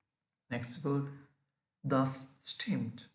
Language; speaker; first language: German; non-native, learner; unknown